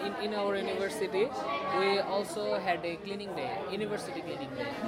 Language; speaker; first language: English; non-native, learner; Bangla